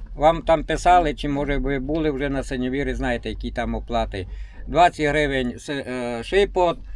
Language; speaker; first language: Ukrainian; native; Ukrainian